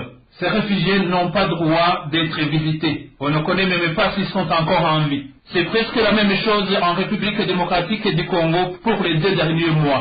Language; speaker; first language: French; non-native, local second language; Rundi